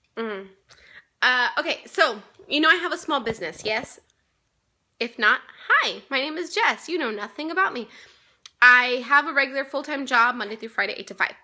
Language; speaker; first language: English; native; English